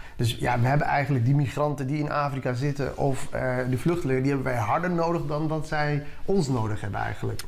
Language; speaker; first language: Dutch; early bilingual, other home language; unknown